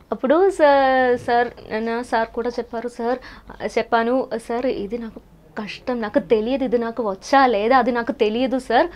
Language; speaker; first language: Telugu; non-native, learner; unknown